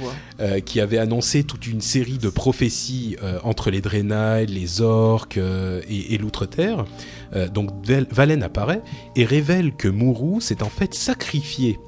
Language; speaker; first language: French; native; French